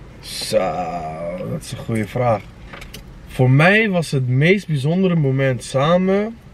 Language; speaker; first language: Dutch; early bilingual, other home language; Kurdish